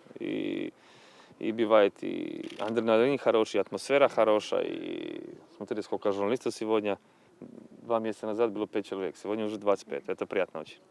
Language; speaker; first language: Russian; non-native, fluent; Croatian